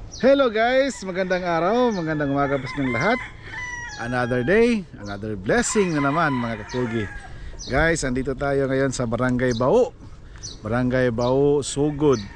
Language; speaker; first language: Filipino; native; Filipino